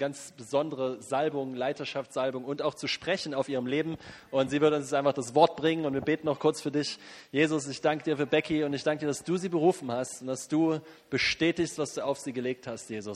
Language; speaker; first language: German; native; German